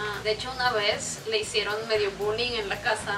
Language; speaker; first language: Spanish; native; Spanish